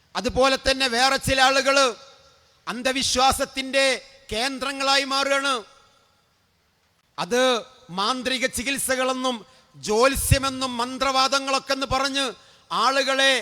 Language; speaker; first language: Malayalam; native; Malayalam